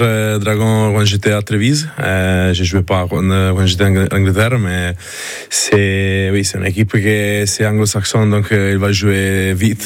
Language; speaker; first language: French; non-native, learner; Italian